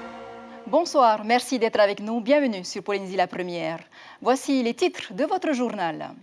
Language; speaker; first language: French; native; French